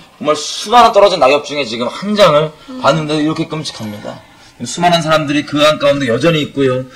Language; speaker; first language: Korean; native; Korean